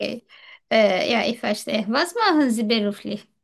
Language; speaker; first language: German; non-native, learner; Turkish